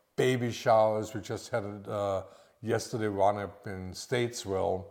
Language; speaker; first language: English; non-native, fluent; German